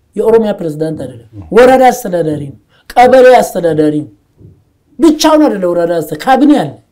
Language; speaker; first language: Amharic; non-native, local second language; Oromo